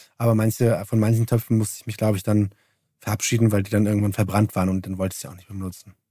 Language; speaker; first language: German; early bilingual, other home language; Turkish